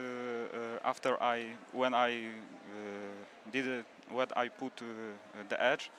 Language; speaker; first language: English; non-native, learner; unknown